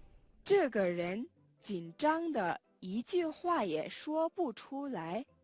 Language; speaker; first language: Chinese; non-native, fluent; Mongolian